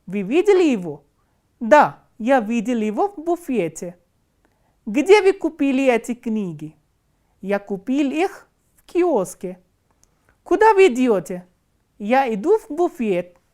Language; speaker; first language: Russian; non-native, fluent; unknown